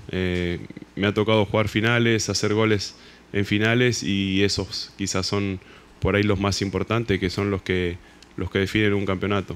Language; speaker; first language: Spanish; native; Spanish